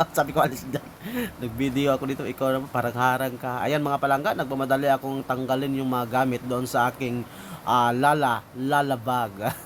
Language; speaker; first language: Filipino; non-native, local second language; Cebuano